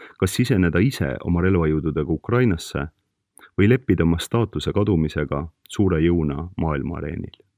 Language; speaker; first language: Estonian; native; Estonian